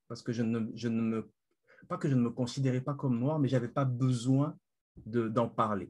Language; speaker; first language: French; non-native, local second language; Lingala